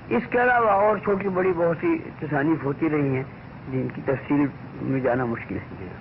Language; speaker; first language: Urdu; native; Urdu